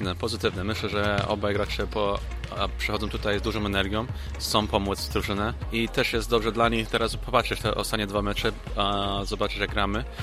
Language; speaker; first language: Polish; early bilingual, heritage; Polish